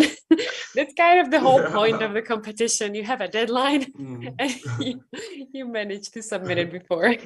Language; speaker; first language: English; non-native, fluent; Czech